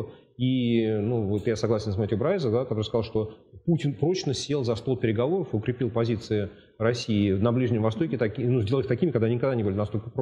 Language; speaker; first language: Russian; native; Russian